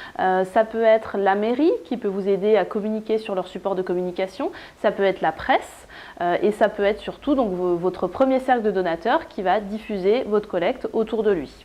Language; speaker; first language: French; native; French